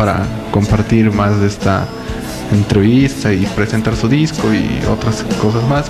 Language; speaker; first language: Spanish; native; Spanish